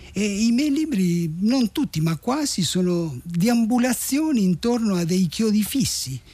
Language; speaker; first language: Italian; non-native, fluent; Spanish